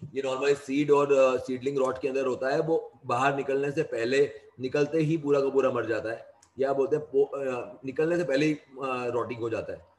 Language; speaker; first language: Hindi; non-native, local second language; Gujarati